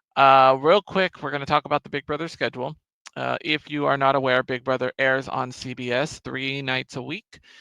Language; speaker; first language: English; native; English